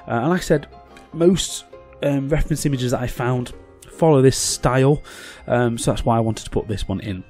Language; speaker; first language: English; native; English